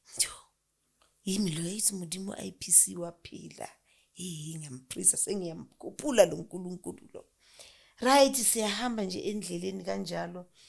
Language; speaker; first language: Zulu; non-native, local second language; Southern Sotho